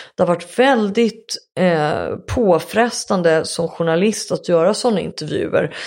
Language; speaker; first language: Swedish; native; Swedish